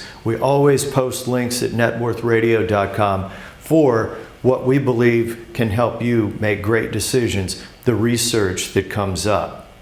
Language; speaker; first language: English; native; English